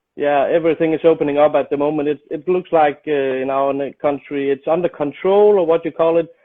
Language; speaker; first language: English; non-native, fluent; Danish